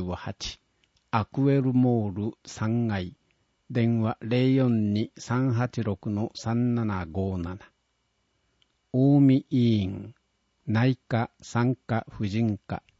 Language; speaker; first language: Japanese; native; Japanese